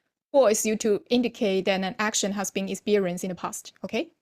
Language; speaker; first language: English; non-native, fluent; Chinese